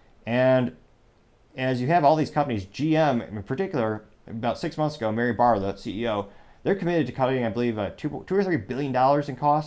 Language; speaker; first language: English; native; English